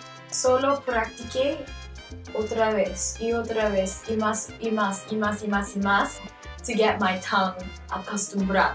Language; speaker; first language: Spanish; non-native, learner; English